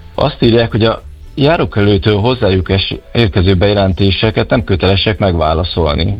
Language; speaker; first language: Hungarian; native; Hungarian